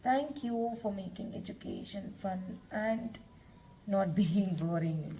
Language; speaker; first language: English; non-native, local second language; Kannada